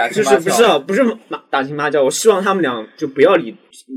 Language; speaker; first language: Chinese; native; Chinese